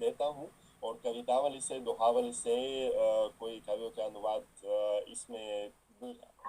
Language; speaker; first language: Hindi; non-native, fluent; Russian